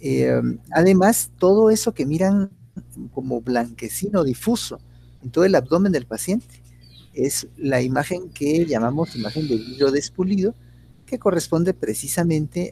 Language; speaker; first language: Spanish; native; Spanish